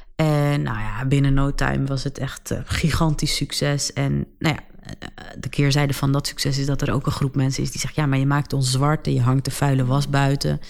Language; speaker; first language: Dutch; early bilingual, other home language; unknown